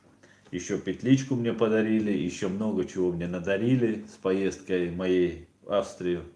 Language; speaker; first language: Russian; non-native, local second language; Chechen